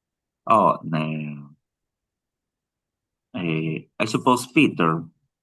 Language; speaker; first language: English; non-native, learner; Spanish